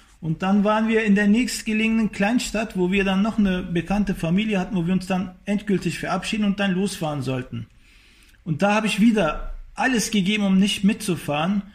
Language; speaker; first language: German; early bilingual, other home language; Turkish